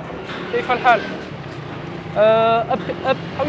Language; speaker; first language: English; non-native, learner; French